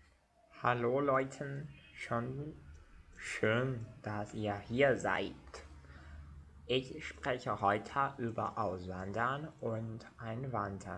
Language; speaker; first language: German; non-native, learner; Portuguese